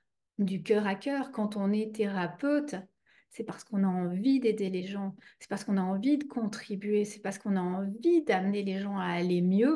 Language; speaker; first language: French; native; French